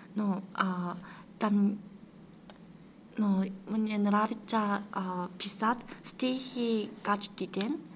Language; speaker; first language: Russian; non-native, learner; Korean